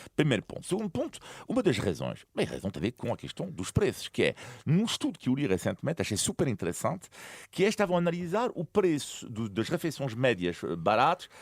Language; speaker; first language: Portuguese; non-native, fluent; French